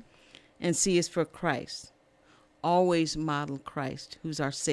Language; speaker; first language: English; native; English